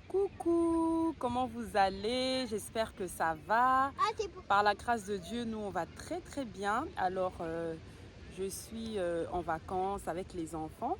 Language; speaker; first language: French; native; French